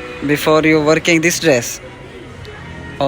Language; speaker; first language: English; non-native, learner; Urdu